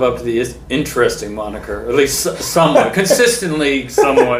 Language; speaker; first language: English; native; English